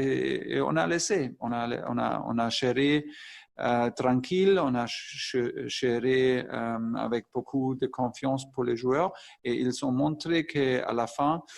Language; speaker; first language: French; non-native, fluent; German